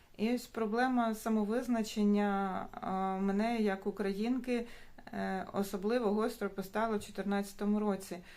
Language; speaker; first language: Ukrainian; non-native, local second language; Russian